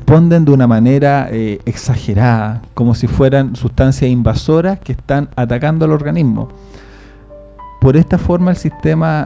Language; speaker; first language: Spanish; native; Spanish